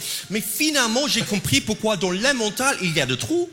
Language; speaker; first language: French; non-native, fluent; English